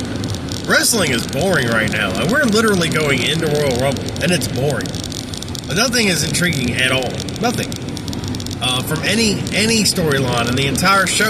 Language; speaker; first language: English; native; English